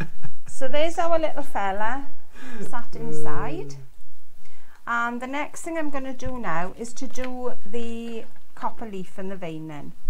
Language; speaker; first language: English; native; English